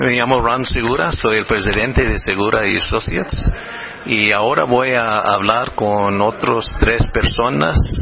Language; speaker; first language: Spanish; non-native, fluent; English